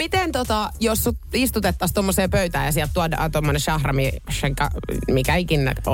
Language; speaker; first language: Finnish; native; Finnish